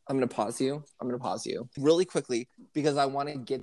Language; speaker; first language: English; native; English